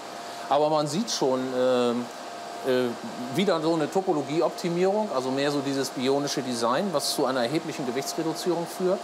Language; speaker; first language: German; native; German